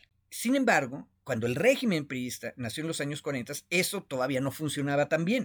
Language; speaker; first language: Spanish; native; Spanish